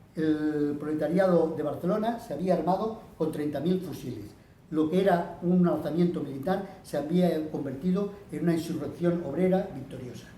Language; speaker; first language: Spanish; non-native, local second language; Catalan